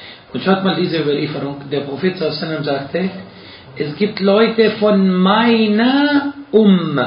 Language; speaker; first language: German; non-native, fluent; Arabic